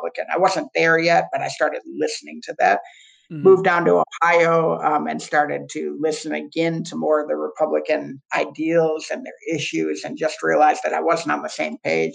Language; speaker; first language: English; native; English